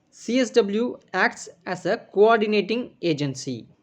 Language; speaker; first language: English; non-native, local second language; Tamil